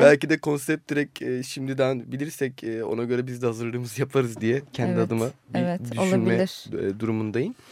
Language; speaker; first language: Turkish; native; Turkish